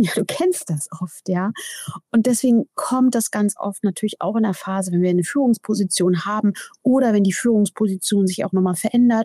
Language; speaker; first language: German; native; German